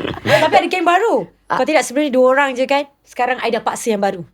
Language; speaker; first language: Malay; native; Malay